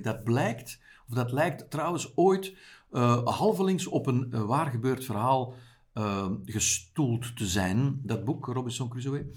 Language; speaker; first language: Dutch; native; Dutch